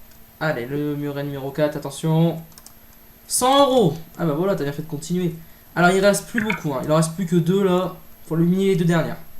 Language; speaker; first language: French; native; French